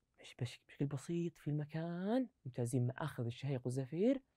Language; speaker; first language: Arabic; native; Arabic